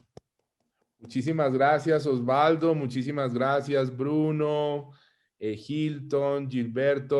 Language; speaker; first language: Spanish; native; Spanish